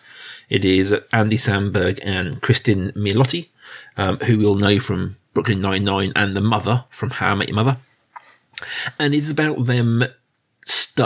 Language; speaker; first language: English; native; English